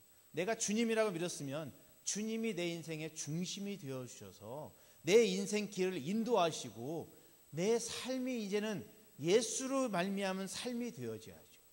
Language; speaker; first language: Korean; native; Korean